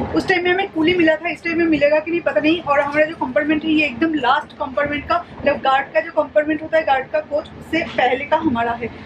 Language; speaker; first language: Hindi; non-native, local second language; Bangla